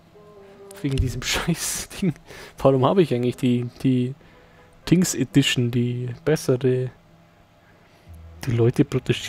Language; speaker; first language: German; native; German